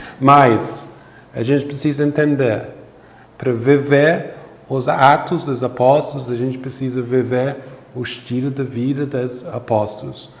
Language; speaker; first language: Portuguese; non-native, fluent; English